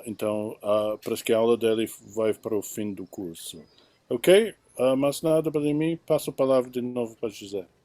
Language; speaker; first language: Portuguese; non-native, fluent; English